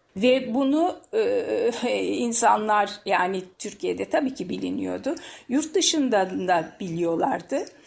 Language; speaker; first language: Turkish; native; Turkish